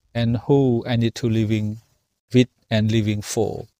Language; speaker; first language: English; non-native, learner; Khmer